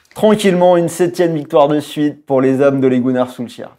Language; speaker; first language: French; native; French